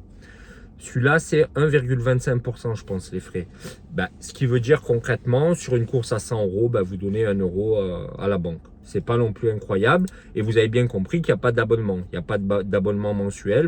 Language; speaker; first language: French; native; French